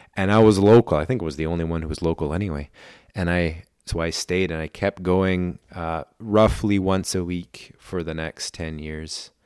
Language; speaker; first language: English; non-native, fluent; German